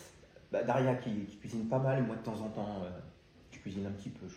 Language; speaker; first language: French; native; French